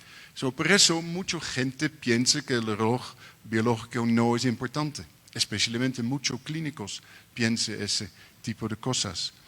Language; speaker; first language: Spanish; non-native, learner; Dutch